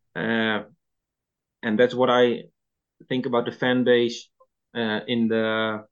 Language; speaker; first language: English; non-native, fluent; Dutch